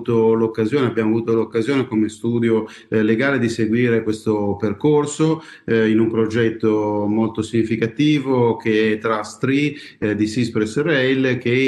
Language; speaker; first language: Italian; native; Italian